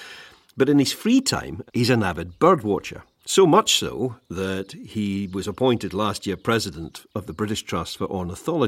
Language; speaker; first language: English; native; English